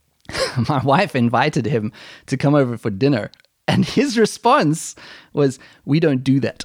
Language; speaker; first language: English; native; English